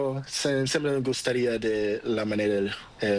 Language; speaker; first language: Spanish; non-native, learner; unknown